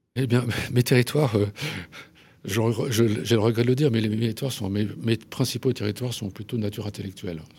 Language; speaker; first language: French; native; French